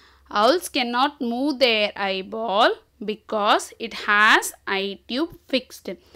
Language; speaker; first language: English; non-native, local second language; Tamil